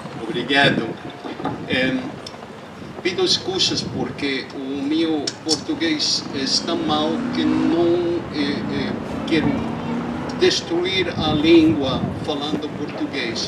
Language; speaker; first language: Portuguese; non-native, learner; Spanish